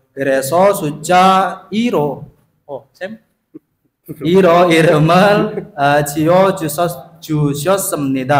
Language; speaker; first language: Korean; non-native, fluent; Indonesian